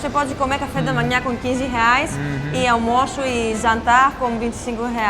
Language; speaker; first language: Portuguese; non-native, fluent; Greek